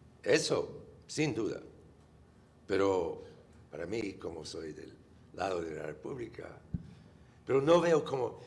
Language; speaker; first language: Spanish; non-native, fluent; English